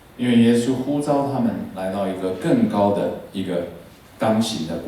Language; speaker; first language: Chinese; native; Chinese